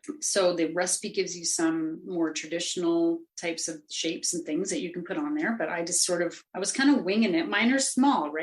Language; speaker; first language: English; native; English